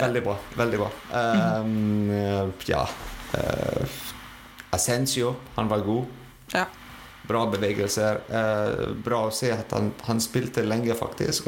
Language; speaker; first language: Norwegian; non-native, fluent; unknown